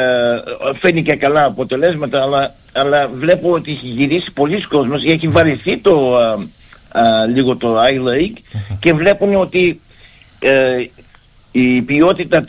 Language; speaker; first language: Greek; early bilingual, heritage; Greek